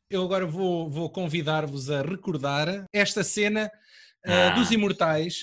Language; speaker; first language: Portuguese; native; Portuguese